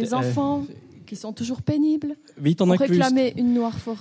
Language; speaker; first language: French; native; French